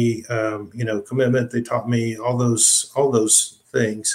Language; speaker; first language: English; native; English